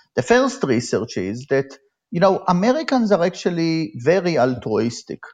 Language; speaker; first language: English; non-native, fluent; Hebrew